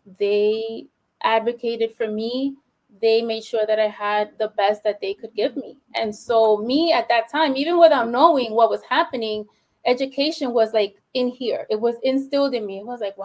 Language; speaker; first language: English; early bilingual, other home language; Spanish